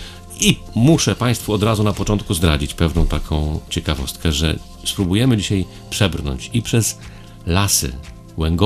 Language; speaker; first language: Polish; native; Polish